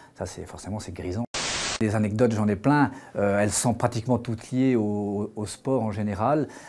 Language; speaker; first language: French; native; French